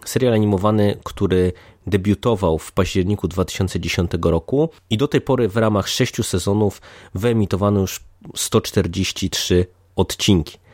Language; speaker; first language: Polish; native; Polish